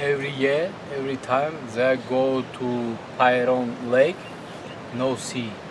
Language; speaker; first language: English; non-native, learner; Tajik